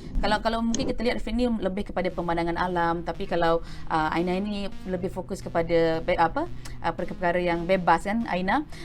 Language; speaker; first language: Malay; native; Malay